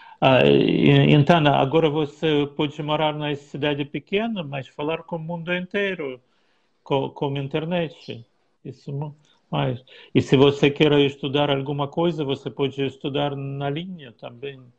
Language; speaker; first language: Portuguese; non-native, learner; Russian